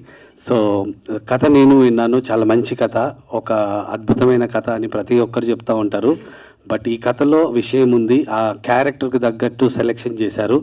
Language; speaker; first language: Telugu; native; Telugu